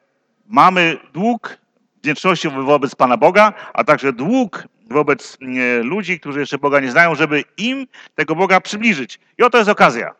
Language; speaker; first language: Polish; native; Polish